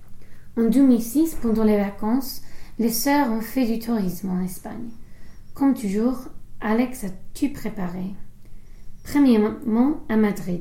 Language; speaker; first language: French; non-native, learner; English